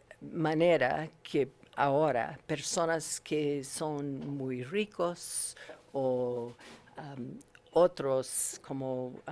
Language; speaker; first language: Spanish; non-native, learner; English